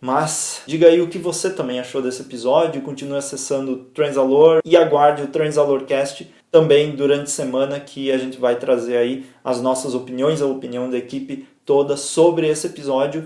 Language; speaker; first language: Portuguese; native; Portuguese